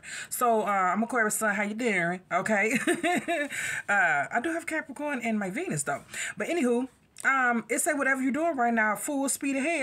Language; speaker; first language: English; native; English